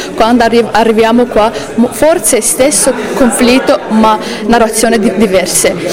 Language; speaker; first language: Italian; non-native, learner; Azerbaijani